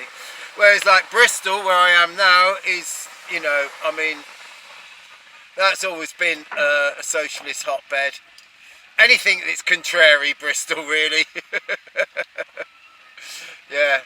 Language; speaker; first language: English; native; English